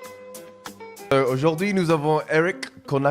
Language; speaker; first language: French; non-native, fluent; English